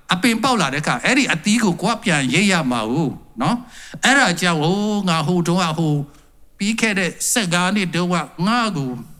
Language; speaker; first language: Burmese; non-native, local second language; Tedim Chin